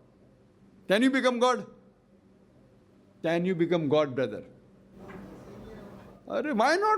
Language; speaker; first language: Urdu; non-native, local second language; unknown